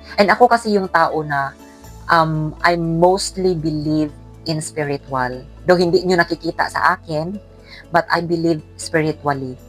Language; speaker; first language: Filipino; non-native, local second language; Cebuano